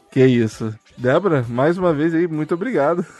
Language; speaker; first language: Portuguese; native; Portuguese